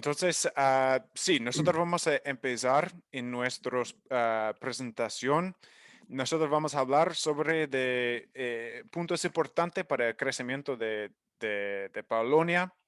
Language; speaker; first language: Spanish; non-native, learner; English